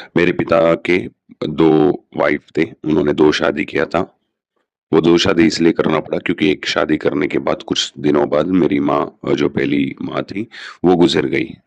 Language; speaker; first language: Hindi; non-native, local second language; Telugu